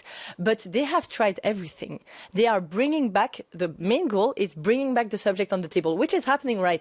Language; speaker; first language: English; non-native, fluent; French